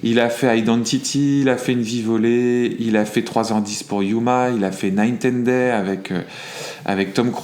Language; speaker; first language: French; native; French